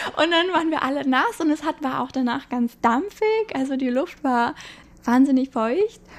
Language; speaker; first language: German; native; German